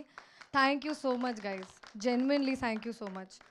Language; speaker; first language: Telugu; non-native, learner; Hindi